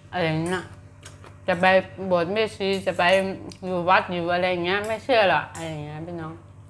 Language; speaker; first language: Thai; native; Thai